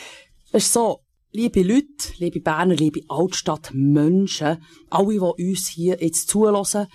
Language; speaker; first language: German; native; German